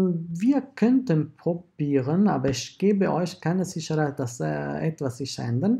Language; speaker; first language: German; non-native, fluent; Italian